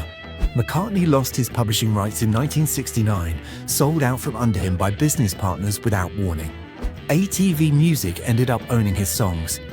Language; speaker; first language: English; native; English